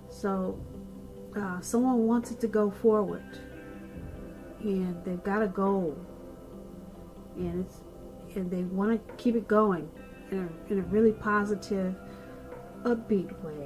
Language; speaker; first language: English; native; English